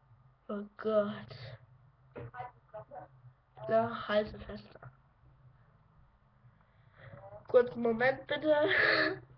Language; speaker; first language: German; native; German